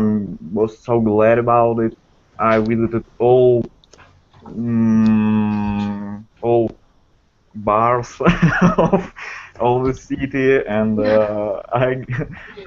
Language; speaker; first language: English; non-native, fluent; Russian